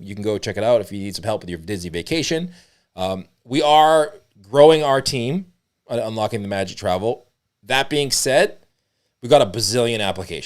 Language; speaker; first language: English; native; English